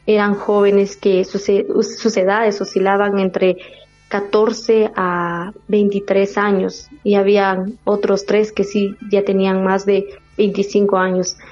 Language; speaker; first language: Spanish; non-native, local second language; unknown